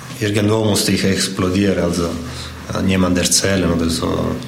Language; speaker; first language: German; non-native, fluent; Italian